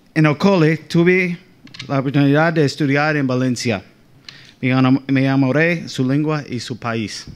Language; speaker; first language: Spanish; non-native, fluent; English